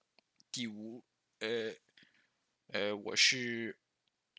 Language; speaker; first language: Chinese; early bilingual, heritage; Chinese